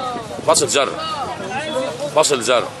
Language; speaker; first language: Arabic; native; Arabic